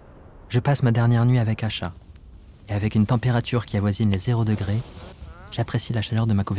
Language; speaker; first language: French; native; French